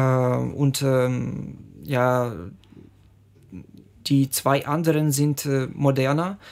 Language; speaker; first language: German; non-native, fluent; Ukrainian